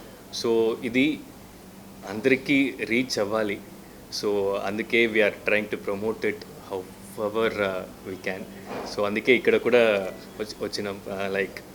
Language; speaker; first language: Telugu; non-native, fluent; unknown